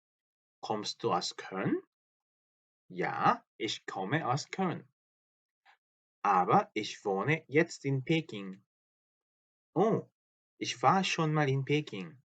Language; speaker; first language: German; non-native, fluent; Korean